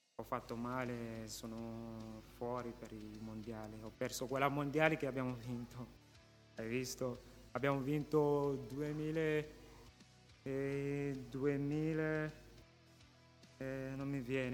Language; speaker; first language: Italian; non-native, local second language; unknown